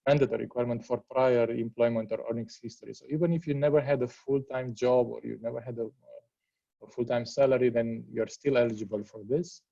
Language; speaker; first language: English; non-native, fluent; Romanian